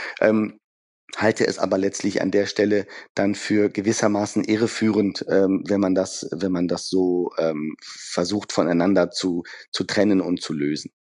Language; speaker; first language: German; early bilingual, other home language; Persian